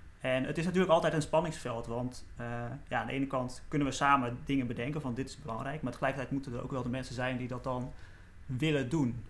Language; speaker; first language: Dutch; native; Dutch